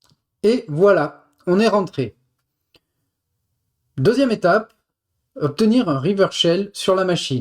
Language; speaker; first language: French; native; French